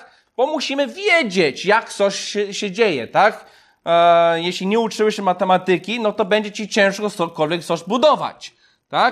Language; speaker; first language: Polish; non-native, fluent; English